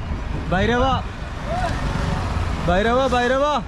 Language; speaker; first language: Hindi; non-native, local second language; Malayalam